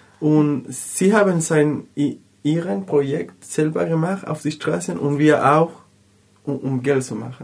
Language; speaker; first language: German; non-native, learner; Spanish